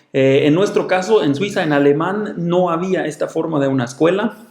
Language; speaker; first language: Spanish; non-native, fluent; German